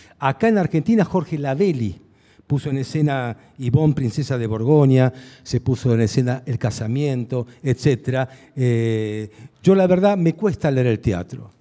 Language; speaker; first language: Spanish; early bilingual, other home language; Hungarian